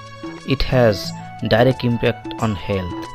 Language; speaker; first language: English; non-native, local second language; Bangla